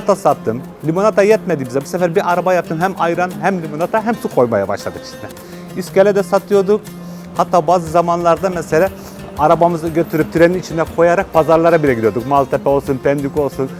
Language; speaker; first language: Turkish; native; Turkish